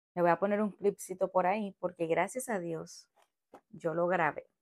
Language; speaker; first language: Spanish; native; Spanish